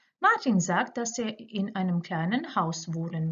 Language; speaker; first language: German; non-native, fluent; Croatian